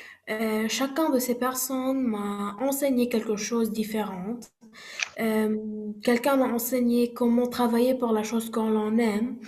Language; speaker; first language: French; non-native, learner; Arabic